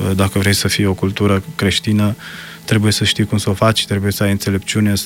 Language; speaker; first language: Romanian; early bilingual, heritage; Romanian